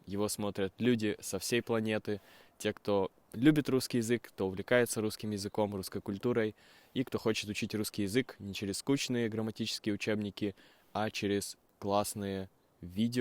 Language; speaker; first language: Russian; native; Russian